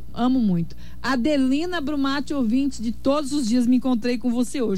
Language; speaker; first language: Portuguese; native; Portuguese